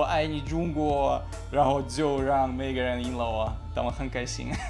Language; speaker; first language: Chinese; non-native, learner; Russian